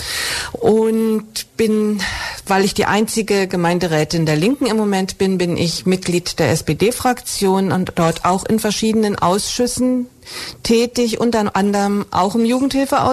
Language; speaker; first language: German; native; German